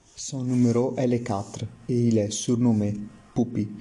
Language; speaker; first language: French; non-native, learner; Italian